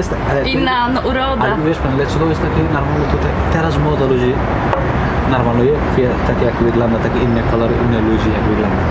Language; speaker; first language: Polish; non-native, learner; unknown